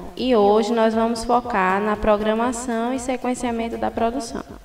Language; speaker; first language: Portuguese; native; Portuguese